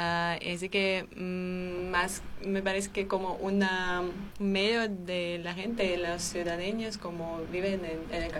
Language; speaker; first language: Spanish; non-native, fluent; Armenian